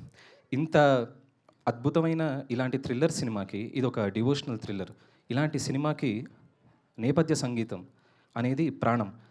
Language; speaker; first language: Telugu; native; Telugu